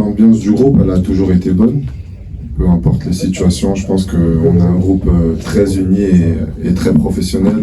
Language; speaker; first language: French; native; French